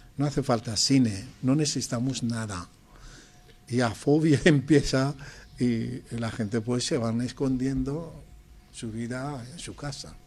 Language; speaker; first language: Spanish; non-native, fluent; Persian